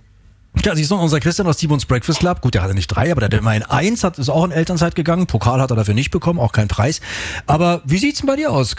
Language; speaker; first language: German; native; German